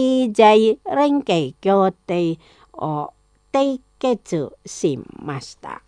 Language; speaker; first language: Japanese; non-native, fluent; Indonesian